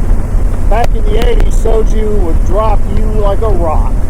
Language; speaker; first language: English; native; English